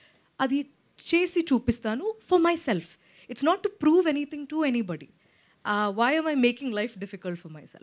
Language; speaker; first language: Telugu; non-native, local second language; Malayalam